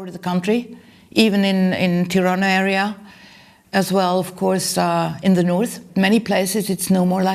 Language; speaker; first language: English; non-native, learner; German